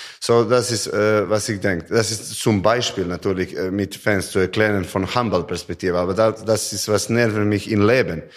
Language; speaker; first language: German; non-native, learner; Serbian